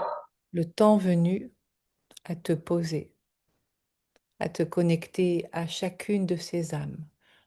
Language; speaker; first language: French; native; French